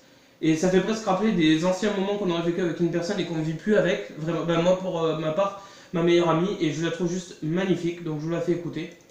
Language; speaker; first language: French; native; French